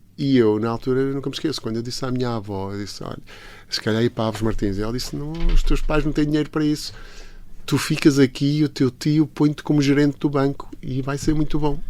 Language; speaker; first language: Portuguese; early bilingual, heritage; Portuguese